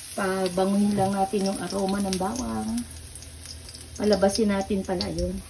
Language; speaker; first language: Filipino; non-native, local second language; Cebuano